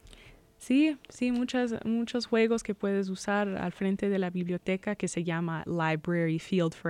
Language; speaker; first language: Spanish; early bilingual, heritage; Spanish